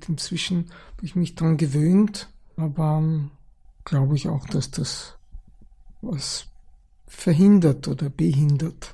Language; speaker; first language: German; early bilingual, other home language; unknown